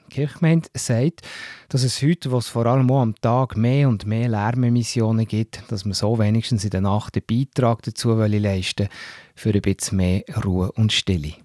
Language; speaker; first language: German; native; German